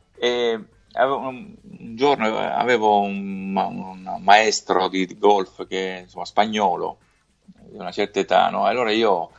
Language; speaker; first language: Italian; native; Italian